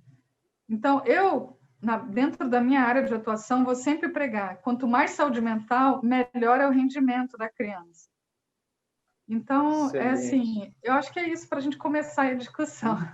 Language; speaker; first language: Portuguese; native; Portuguese